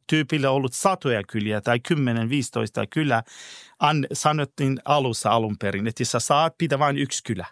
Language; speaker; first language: Finnish; non-native, fluent; Persian